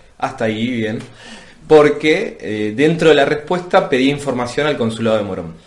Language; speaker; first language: Spanish; native; Spanish